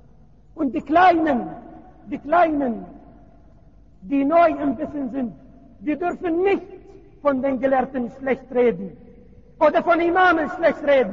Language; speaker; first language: German; non-native, learner; Arabic